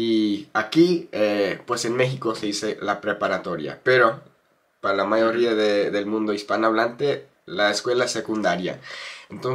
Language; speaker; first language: Spanish; non-native, fluent; English